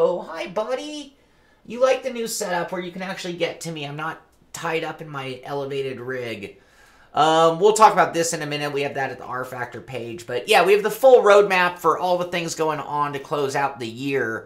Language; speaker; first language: English; native; English